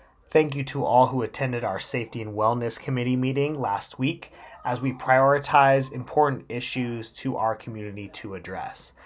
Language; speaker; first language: English; early bilingual, other home language; Spanish